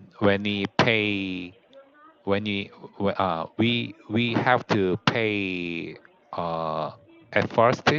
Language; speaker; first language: English; non-native, learner; Korean